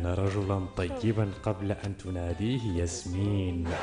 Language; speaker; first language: Arabic; native; Arabic